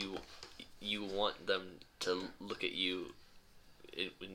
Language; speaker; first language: English; native; English